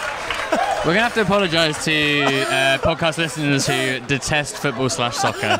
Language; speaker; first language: English; native; English